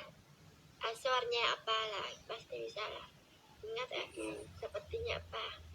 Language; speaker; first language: Indonesian; non-native, learner; Vietnamese